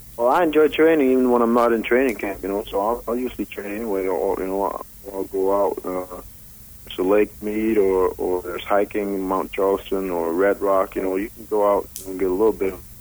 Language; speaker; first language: English; non-native, fluent; Danish